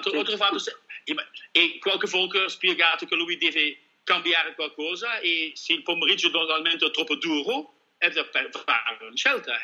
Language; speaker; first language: Italian; non-native, learner; Dutch